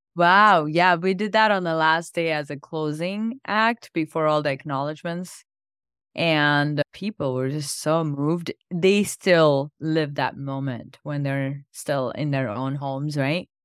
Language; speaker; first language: English; non-native, local second language; Gujarati